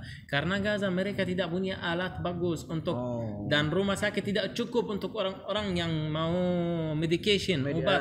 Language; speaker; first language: Indonesian; non-native, learner; Arabic